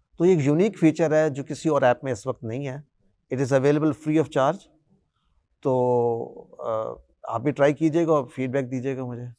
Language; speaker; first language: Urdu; native; Urdu